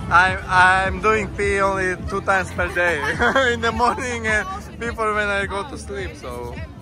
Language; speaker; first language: English; non-native, learner; Slovak